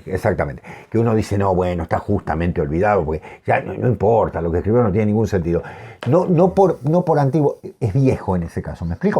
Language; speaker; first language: Spanish; native; Spanish